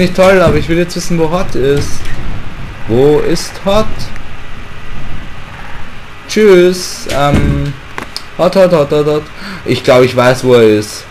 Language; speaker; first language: German; native; German